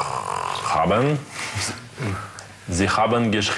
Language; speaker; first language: German; non-native, learner; Russian